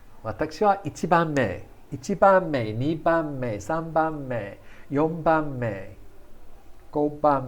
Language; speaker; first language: Japanese; non-native, fluent; English